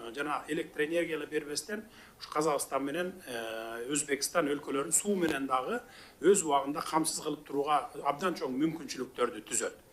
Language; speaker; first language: Kyrgyz; native; Kyrgyz